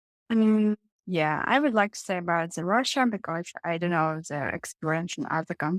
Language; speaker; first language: English; non-native, learner; Russian